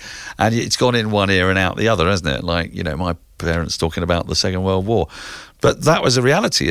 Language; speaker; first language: English; native; English